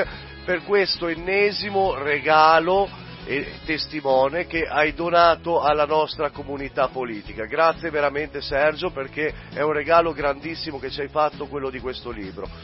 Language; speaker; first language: Italian; native; Italian